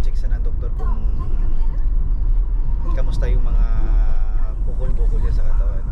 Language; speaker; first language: Filipino; native; Filipino